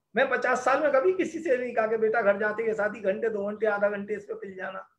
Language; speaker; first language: Hindi; native; Hindi